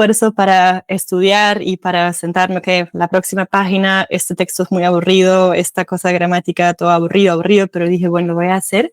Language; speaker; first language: Spanish; non-native, fluent; German